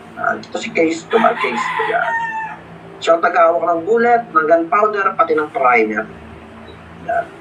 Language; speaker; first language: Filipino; non-native, local second language; Hiligaynon